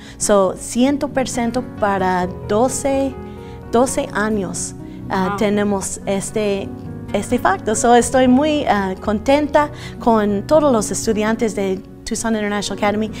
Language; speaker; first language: Spanish; early bilingual, other home language; English